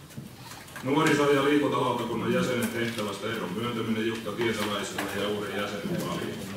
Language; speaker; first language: Finnish; native; Finnish